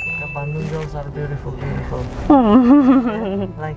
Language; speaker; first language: English; non-native, learner; Tajik